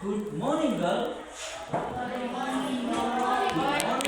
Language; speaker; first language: English; non-native, learner; Indonesian